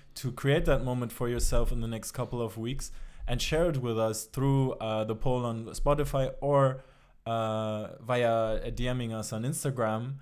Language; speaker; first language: English; non-native, fluent; German